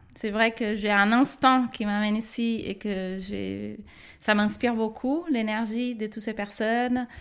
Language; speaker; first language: French; non-native, fluent; Portuguese